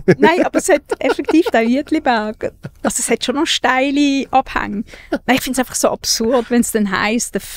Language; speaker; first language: German; native; German